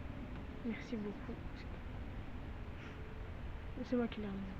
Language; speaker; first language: French; native; French